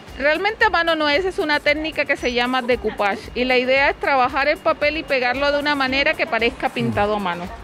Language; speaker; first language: Spanish; native; Spanish